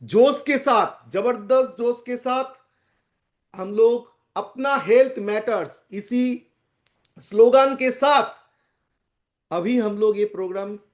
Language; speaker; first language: Hindi; non-native, local second language; Bangla